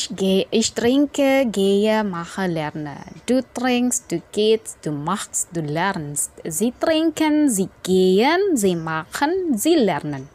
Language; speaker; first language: German; non-native, fluent; Indonesian